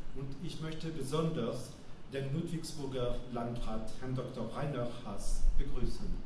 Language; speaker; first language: German; non-native, fluent; French